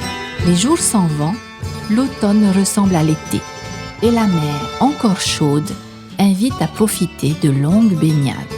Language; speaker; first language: French; native; French